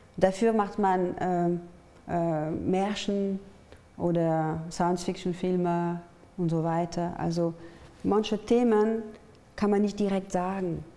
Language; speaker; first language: German; non-native, fluent; French